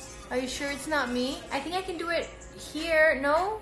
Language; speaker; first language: English; early bilingual, other home language; Spanish